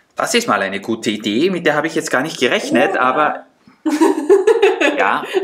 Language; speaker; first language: German; native; German